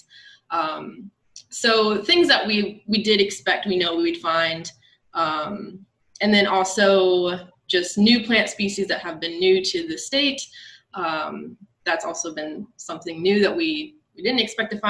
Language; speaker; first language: English; native; English